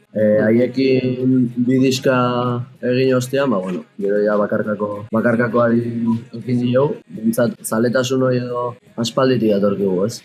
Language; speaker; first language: Basque; native; Basque